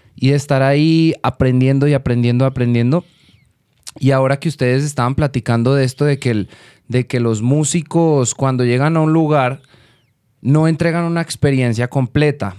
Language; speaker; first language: Spanish; native; Spanish